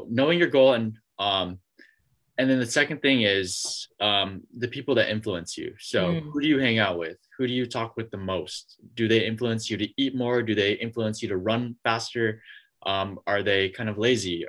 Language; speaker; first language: English; native; English